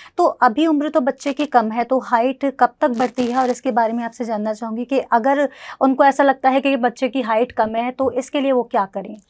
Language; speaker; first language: Hindi; native; Hindi